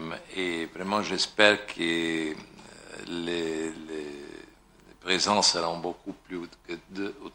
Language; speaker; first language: French; non-native, fluent; Italian